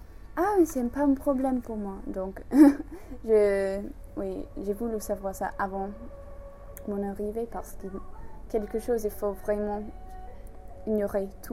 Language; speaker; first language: French; non-native, fluent; English